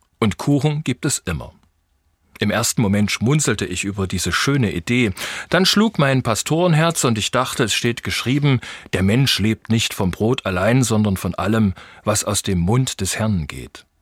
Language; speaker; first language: German; native; German